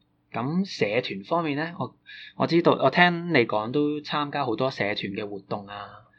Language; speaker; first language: Cantonese; native; Cantonese